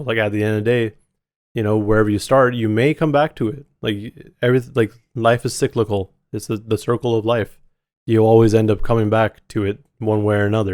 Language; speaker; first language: English; native; English